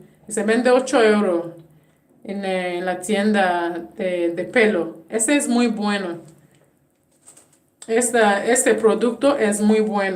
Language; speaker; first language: Spanish; non-native, fluent; English